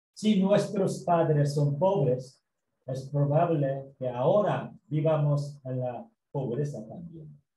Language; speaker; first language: Spanish; non-native, learner; Korean